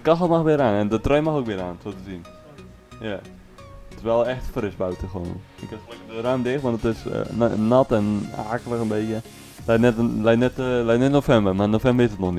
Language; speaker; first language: Dutch; native; Dutch